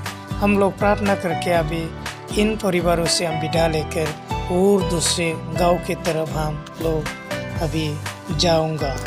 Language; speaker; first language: Hindi; non-native, local second language; Bodo